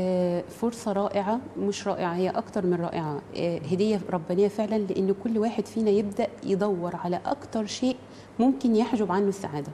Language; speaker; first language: Arabic; native; Arabic